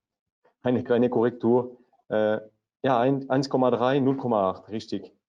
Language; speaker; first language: German; non-native, learner; French